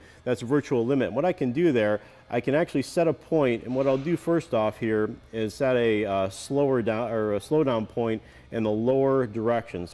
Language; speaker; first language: English; native; English